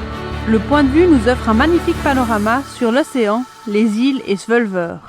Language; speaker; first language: French; native; French